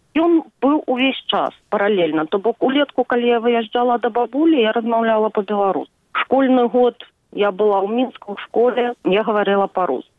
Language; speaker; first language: Belarusian; native; Belarusian